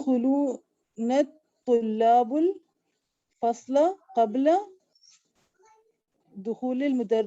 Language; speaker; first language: Arabic; non-native, learner; Urdu